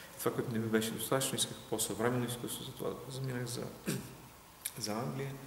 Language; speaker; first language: Bulgarian; non-native, local second language; Turkish